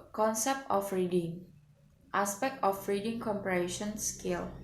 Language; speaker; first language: English; non-native, learner; Indonesian